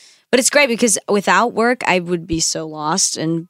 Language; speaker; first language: English; early bilingual, other home language; Spanish